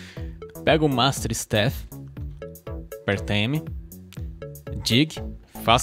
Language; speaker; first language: Portuguese; native; Portuguese